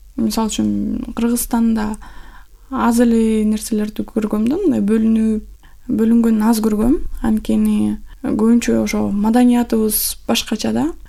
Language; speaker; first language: Kyrgyz; non-native, local second language; Russian